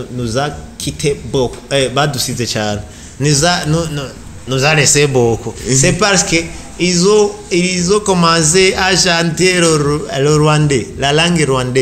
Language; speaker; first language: French; non-native, learner; Rundi